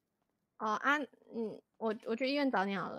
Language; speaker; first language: Chinese; native; Chinese